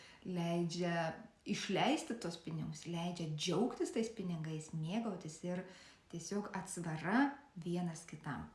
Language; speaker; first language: Lithuanian; native; Lithuanian